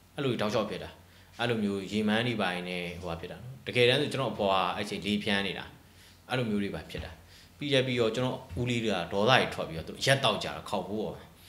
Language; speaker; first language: Burmese; native; Burmese